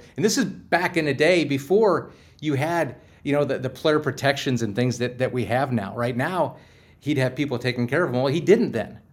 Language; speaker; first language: English; native; English